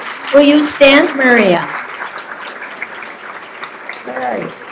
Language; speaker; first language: English; native; English